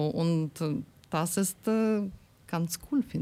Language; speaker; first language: German; non-native, learner; Ukrainian